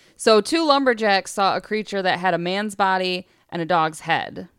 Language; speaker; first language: English; native; English